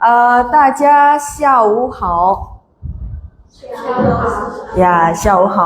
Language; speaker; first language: Chinese; non-native, fluent; Indonesian